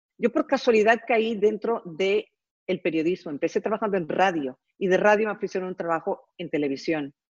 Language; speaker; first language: Spanish; early bilingual, heritage; Spanish